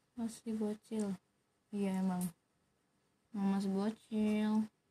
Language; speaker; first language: Indonesian; native; Indonesian